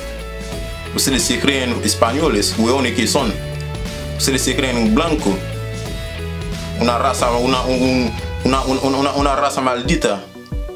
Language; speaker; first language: Spanish; non-native, fluent; Haitian Creole